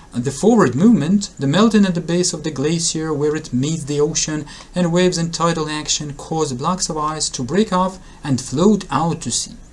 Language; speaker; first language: English; non-native, fluent; Russian